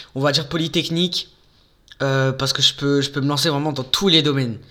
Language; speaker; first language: French; native; French